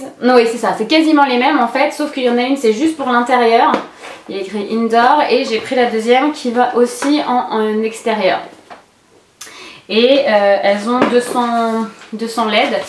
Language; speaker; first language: French; native; French